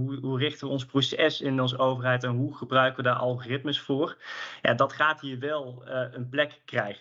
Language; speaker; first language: Dutch; native; Dutch